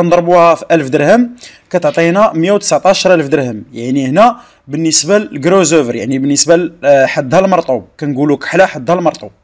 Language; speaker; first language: Arabic; native; Arabic